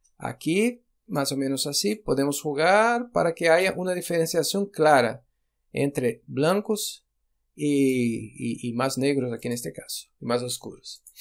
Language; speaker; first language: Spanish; non-native, fluent; Portuguese